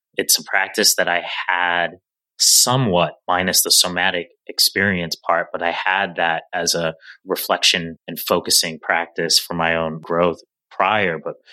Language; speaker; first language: English; native; English